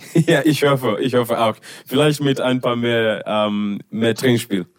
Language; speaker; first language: German; non-native, learner; English